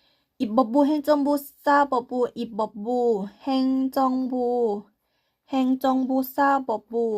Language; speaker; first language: Korean; non-native, learner; Thai